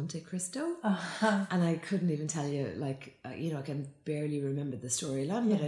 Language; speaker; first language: English; native; English